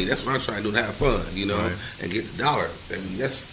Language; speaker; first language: English; native; English